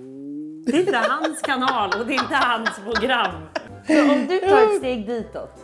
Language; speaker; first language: Swedish; native; Swedish